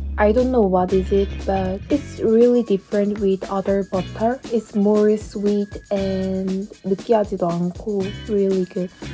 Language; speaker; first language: English; non-native, learner; Korean